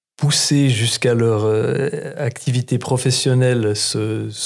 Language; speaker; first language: French; native; French